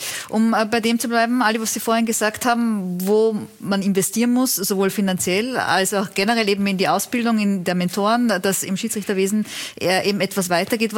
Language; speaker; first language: German; native; German